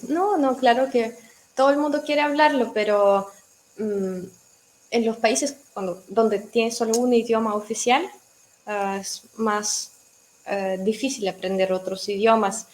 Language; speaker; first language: Spanish; non-native, fluent; Russian